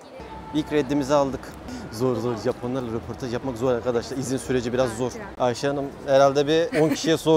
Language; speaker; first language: Turkish; native; Turkish